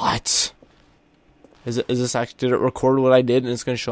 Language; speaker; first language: English; native; English